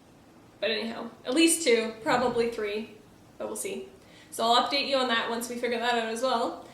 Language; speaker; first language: English; native; English